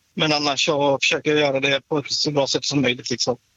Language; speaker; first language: Swedish; native; Swedish